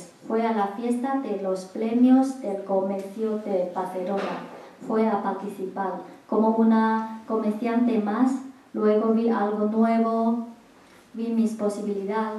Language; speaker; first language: Spanish; non-native, learner; Chinese